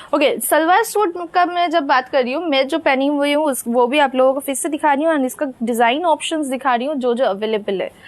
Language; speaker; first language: Hindi; non-native, local second language; Bangla